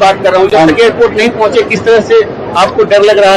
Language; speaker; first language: Hindi; native; Hindi